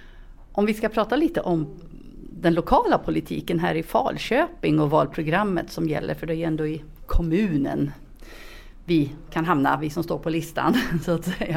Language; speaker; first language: Swedish; native; Swedish